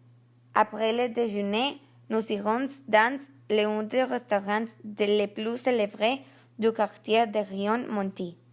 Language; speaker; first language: French; non-native, learner; Spanish